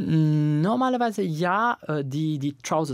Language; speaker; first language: German; non-native, learner; Italian